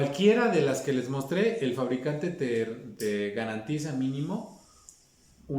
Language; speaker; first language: Spanish; native; Spanish